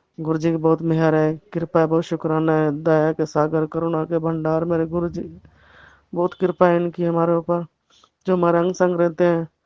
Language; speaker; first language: Hindi; native; Hindi